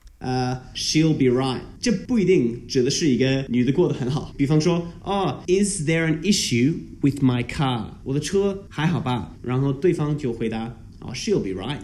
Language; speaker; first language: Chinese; early bilingual, heritage; Chinese